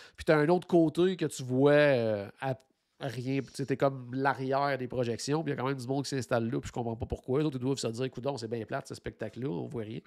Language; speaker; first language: French; native; French